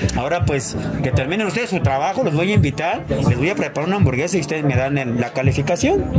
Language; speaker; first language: Spanish; native; Spanish